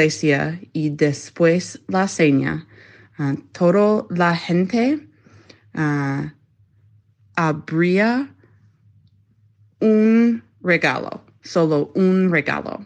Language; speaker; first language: Spanish; non-native, learner; English